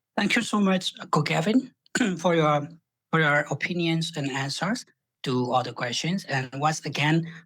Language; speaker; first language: English; non-native, fluent; Burmese